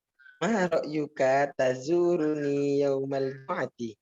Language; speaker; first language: Arabic; non-native, learner; Indonesian